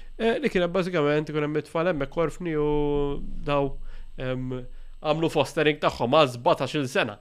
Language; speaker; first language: Maltese; native; Maltese